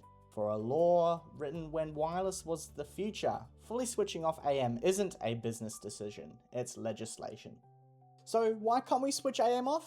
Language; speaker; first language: English; native; English